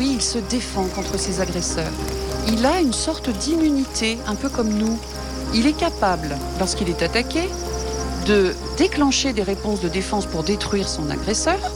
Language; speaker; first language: French; native; French